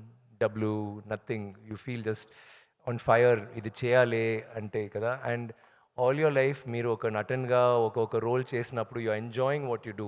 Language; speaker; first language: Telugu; non-native, learner; Tamil